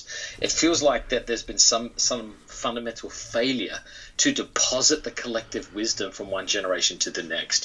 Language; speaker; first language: English; native; English